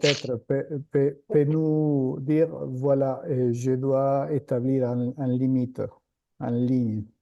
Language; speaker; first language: French; non-native, fluent; Spanish